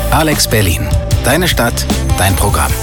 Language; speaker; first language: German; non-native, fluent; Italian